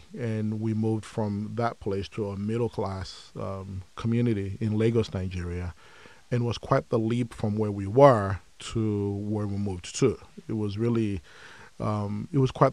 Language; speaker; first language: English; non-native, local second language; Yoruba